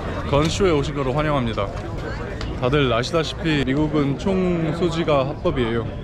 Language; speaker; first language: Korean; early bilingual, heritage; Korean